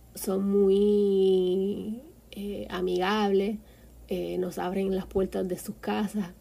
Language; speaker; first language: Spanish; native; Spanish